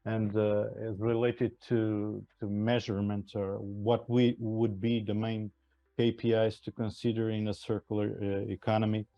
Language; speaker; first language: English; non-native, fluent; Portuguese